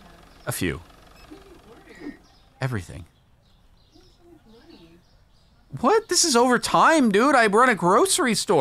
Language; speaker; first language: English; native; English